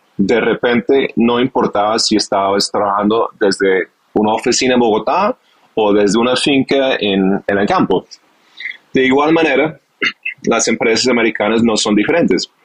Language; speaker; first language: Spanish; non-native, fluent; English